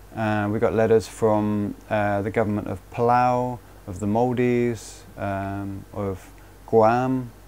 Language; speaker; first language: English; native; English